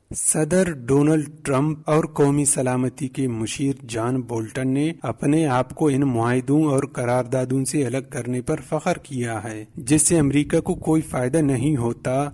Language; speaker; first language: Urdu; non-native, local second language; Baluchi